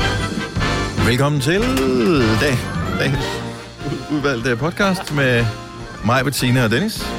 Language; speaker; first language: Danish; native; Danish